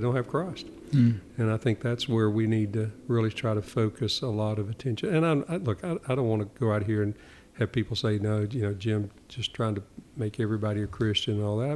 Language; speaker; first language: English; native; English